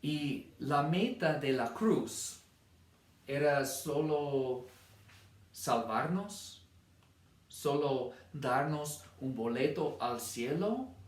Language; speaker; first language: Spanish; non-native, fluent; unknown